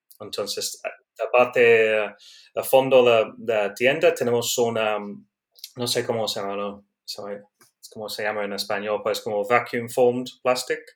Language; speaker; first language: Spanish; non-native, learner; English